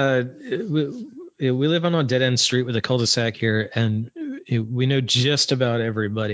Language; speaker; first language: English; native; English